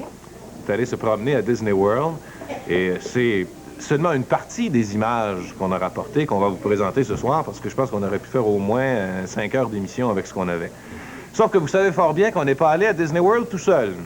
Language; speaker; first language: French; native; French